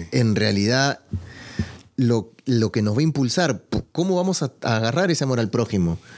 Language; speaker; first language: Spanish; native; Spanish